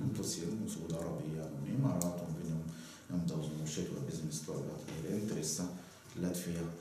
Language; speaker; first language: Latvian; non-native, learner; Arabic